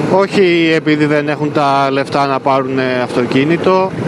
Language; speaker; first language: Greek; native; Greek